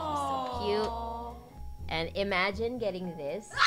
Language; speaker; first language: English; native; English